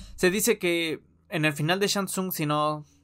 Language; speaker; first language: Spanish; native; Spanish